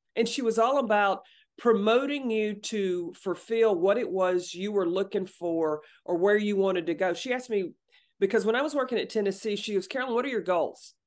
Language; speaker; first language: English; native; English